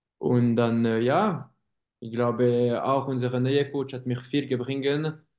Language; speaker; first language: German; non-native, local second language; French